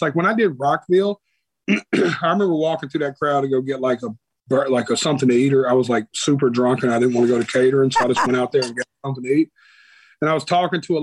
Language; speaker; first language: English; native; English